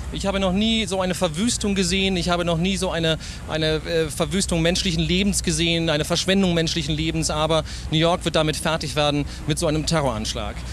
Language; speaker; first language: German; native; German